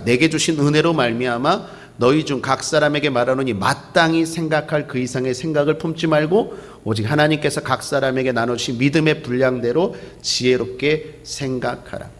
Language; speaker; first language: Korean; native; Korean